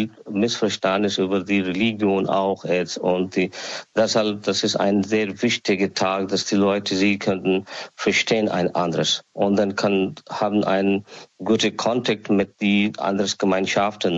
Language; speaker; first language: German; non-native, learner; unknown